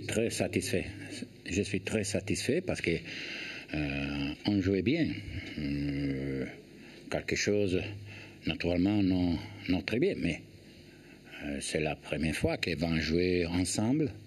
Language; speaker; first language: French; non-native, learner; Italian